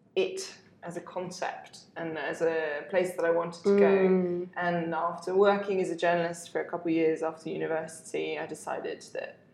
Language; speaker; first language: English; native; English